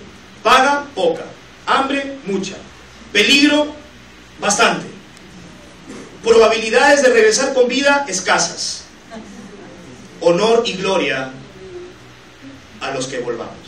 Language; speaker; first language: Spanish; native; Spanish